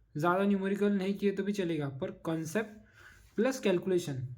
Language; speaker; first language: Hindi; non-native, local second language; Marathi